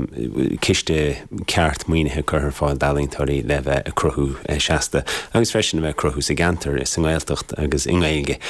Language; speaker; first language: Irish; native; Irish